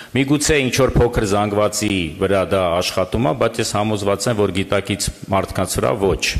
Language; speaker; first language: Armenian; native; Armenian